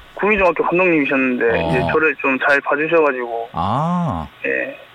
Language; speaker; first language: Korean; native; Korean